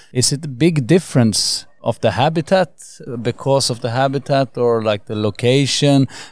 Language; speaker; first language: English; non-native, fluent; Swedish